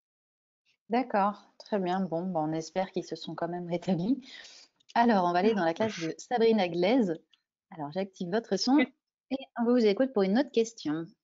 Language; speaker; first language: French; native; French